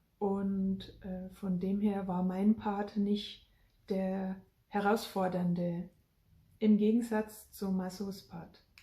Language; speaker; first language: German; native; German